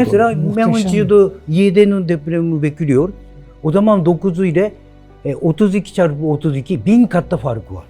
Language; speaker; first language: Turkish; non-native, learner; Japanese